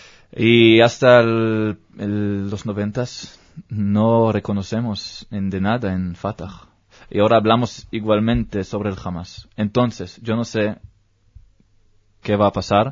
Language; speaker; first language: Spanish; non-native, learner; Hebrew